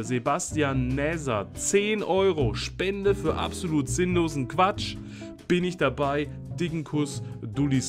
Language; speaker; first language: German; native; German